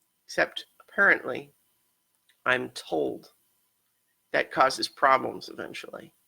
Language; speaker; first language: English; native; English